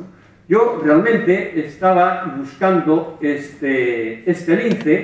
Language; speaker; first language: Spanish; native; Spanish